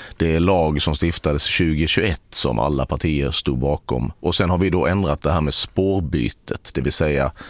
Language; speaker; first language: Swedish; native; Swedish